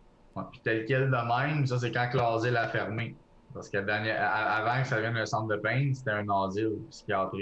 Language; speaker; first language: French; native; French